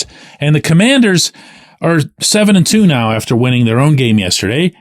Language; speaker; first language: English; native; English